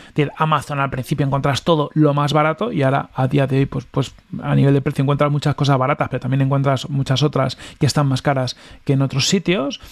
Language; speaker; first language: Spanish; native; Spanish